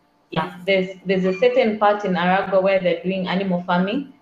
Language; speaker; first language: English; non-native, local second language; Bemba